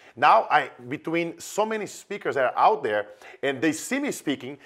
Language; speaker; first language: English; non-native, fluent; Portuguese